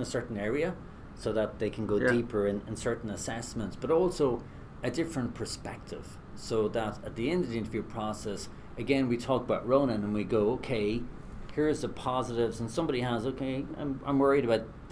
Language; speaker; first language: English; native; English